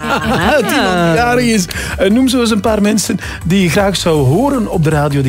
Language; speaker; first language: Dutch; native; Dutch